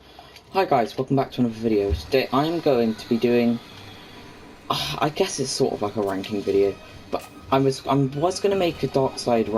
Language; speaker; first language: English; native; English